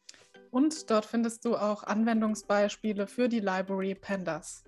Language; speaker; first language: German; native; German